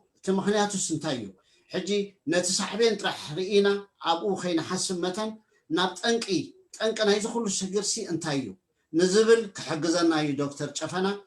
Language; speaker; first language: Tigrinya; native; Tigrinya